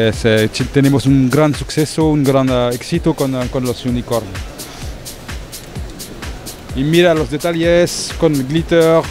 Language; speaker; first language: Spanish; non-native, fluent; French